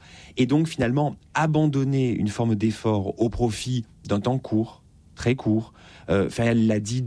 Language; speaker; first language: French; native; French